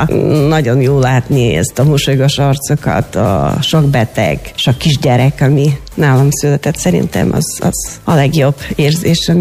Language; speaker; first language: Hungarian; non-native, fluent; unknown